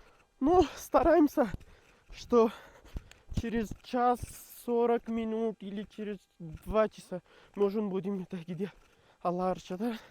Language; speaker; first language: Russian; non-native, learner; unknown